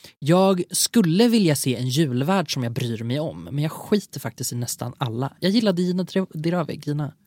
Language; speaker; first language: Swedish; native; Swedish